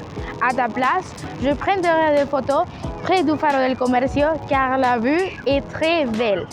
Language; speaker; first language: French; non-native, learner; Spanish